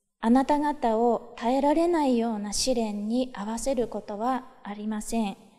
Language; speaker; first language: Japanese; native; Japanese